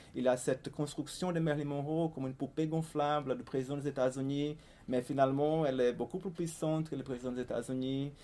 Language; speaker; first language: French; non-native, fluent; Portuguese